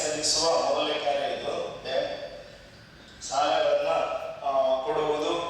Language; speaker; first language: Kannada; native; Kannada